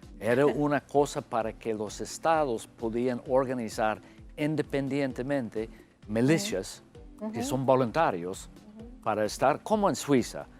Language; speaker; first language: Spanish; non-native, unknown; English